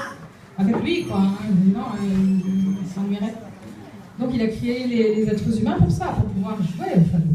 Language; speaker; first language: French; native; French